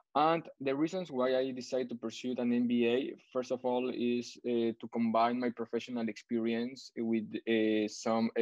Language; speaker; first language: English; non-native, fluent; Spanish